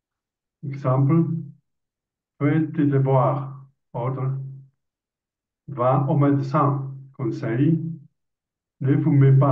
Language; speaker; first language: French; non-native, learner; Spanish